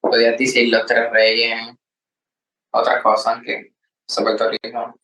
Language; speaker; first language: Spanish; early bilingual, heritage; Spanish